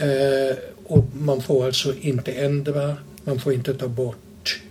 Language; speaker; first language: Swedish; non-native, fluent; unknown